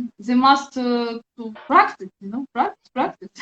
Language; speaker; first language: English; non-native, learner; Russian